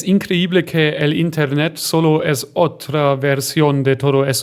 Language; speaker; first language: Spanish; non-native, fluent; German